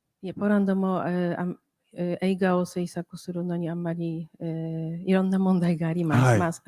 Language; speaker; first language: Japanese; non-native, fluent; Polish